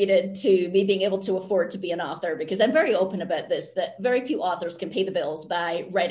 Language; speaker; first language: English; native; English